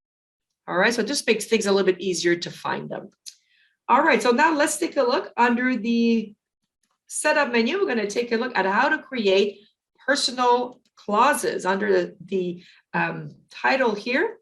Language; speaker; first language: English; native; English